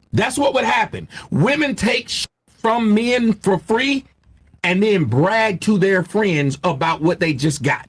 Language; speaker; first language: English; native; English